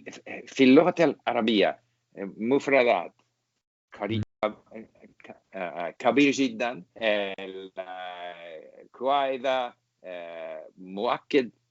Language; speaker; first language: Arabic; non-native, learner; English